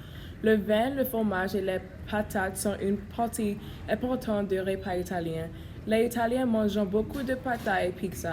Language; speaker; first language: French; non-native, learner; English